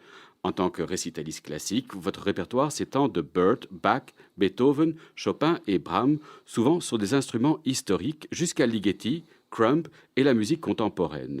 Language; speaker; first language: French; native; French